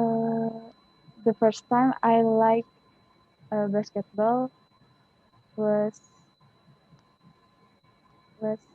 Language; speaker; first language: English; non-native, learner; Indonesian